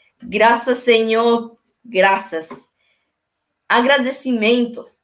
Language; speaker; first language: Portuguese; non-native, learner; Spanish